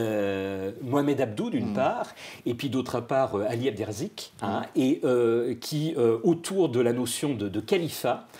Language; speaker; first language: French; native; French